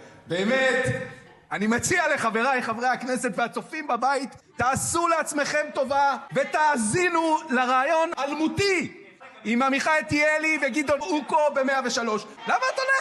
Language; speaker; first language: Hebrew; native; Hebrew